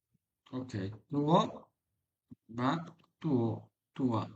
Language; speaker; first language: Italian; non-native, fluent; Bangla